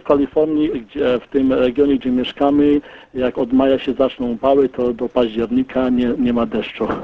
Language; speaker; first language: Polish; early bilingual, heritage; Polish